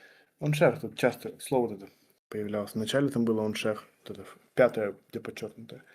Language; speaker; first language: Russian; native; Russian